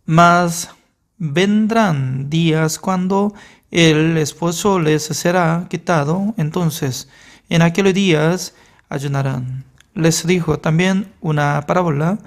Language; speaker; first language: Spanish; non-native, fluent; Korean